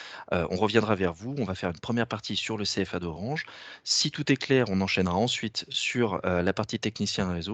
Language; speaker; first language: French; native; French